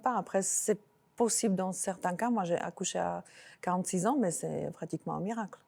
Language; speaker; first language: French; non-native, fluent; Slovak